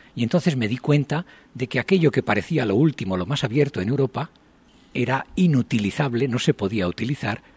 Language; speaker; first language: Spanish; native; Spanish